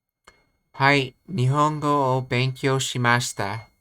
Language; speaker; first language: Japanese; non-native, learner; English